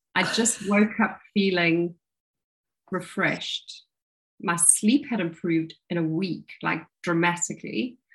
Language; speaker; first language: English; native; English